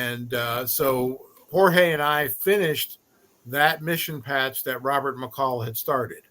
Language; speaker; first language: English; native; English